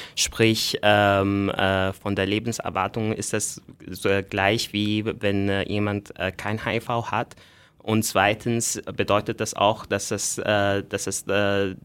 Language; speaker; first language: German; non-native, fluent; Arabic